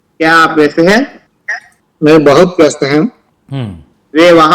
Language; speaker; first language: Hindi; non-native, learner; Telugu